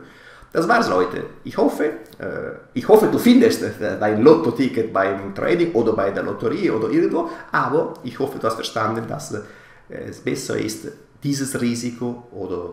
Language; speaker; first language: German; non-native, fluent; Italian